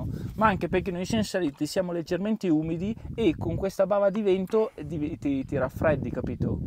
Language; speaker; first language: Italian; native; Italian